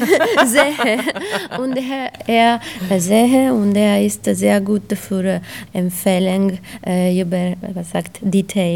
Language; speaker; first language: German; non-native, learner; Italian